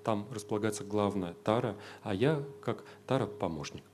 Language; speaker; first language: Russian; native; Russian